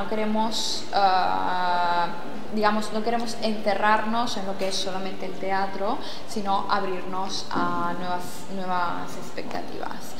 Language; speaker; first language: Spanish; non-native, fluent; Italian